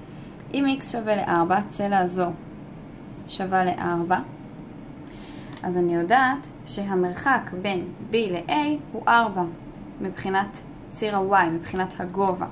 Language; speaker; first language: Hebrew; native; Hebrew